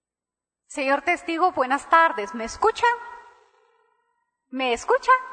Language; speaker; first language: Spanish; native; Spanish